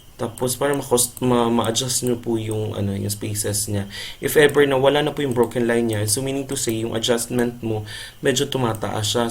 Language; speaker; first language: Filipino; non-native, local second language; Cebuano